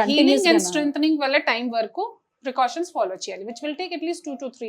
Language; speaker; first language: Telugu; non-native, learner; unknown